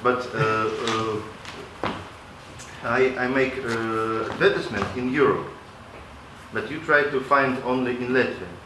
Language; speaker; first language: English; non-native, local second language; Latvian